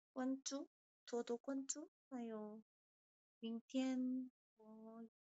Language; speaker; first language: Chinese; non-native, learner; Korean